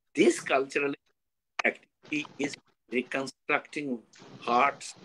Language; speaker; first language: Hindi; native; Hindi